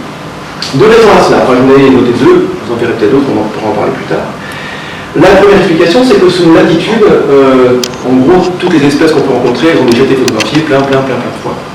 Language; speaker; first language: French; native; French